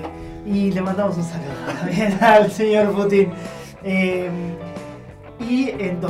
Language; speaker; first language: Spanish; native; Spanish